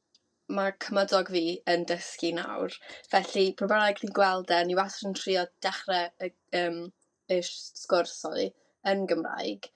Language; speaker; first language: Welsh; native; Welsh